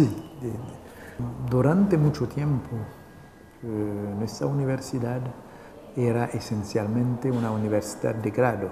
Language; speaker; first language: Spanish; non-native, local second language; Haitian Creole